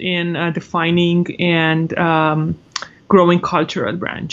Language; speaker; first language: English; non-native, fluent; Romanian